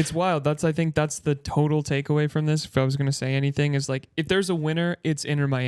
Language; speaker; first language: English; native; English